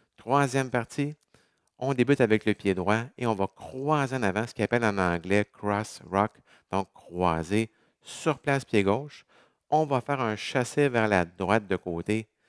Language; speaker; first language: French; native; French